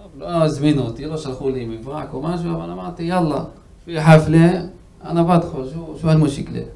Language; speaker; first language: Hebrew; native; Hebrew